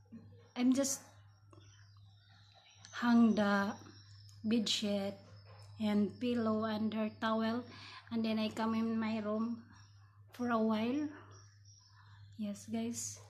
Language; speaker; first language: English; non-native, learner; Filipino